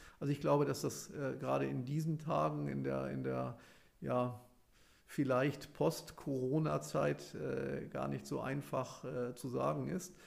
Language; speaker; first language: German; native; German